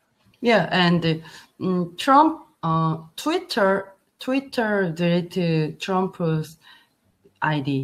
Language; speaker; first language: English; non-native, learner; Korean